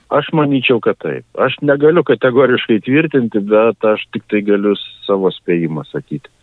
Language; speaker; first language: Lithuanian; native; Lithuanian